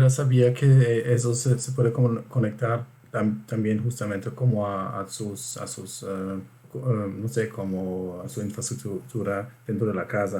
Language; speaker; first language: Spanish; non-native, fluent; German